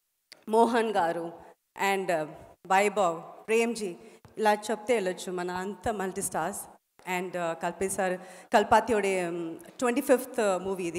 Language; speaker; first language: Telugu; non-native, local second language; Tamil